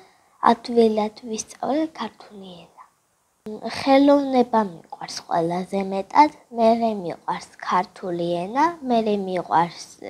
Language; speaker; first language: Georgian; early bilingual, other home language; Korean